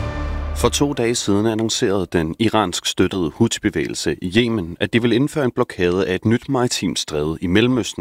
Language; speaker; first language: Danish; native; Danish